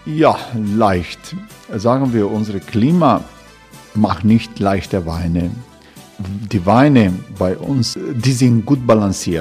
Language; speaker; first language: German; non-native, learner; Croatian